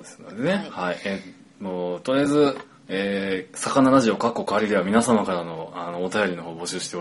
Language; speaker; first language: Japanese; native; Japanese